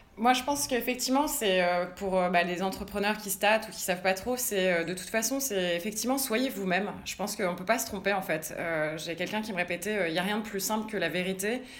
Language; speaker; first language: French; native; French